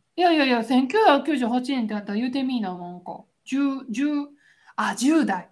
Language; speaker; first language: Japanese; native; Japanese